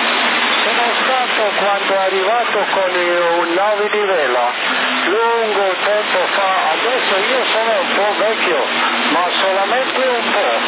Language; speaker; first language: Italian; non-native, learner; German